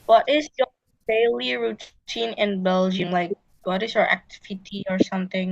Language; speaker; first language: English; non-native, learner; Indonesian